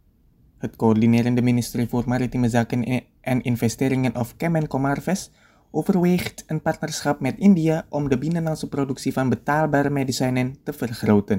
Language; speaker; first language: Dutch; non-native, fluent; Indonesian